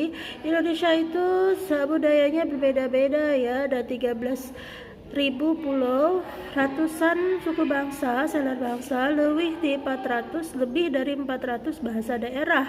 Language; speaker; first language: Indonesian; non-native, local second language; Sundanese